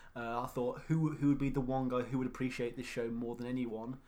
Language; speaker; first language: English; native; English